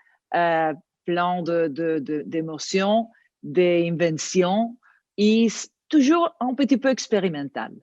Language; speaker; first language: French; non-native, learner; Italian